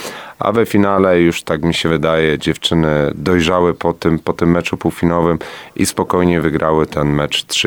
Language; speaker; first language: Polish; native; Polish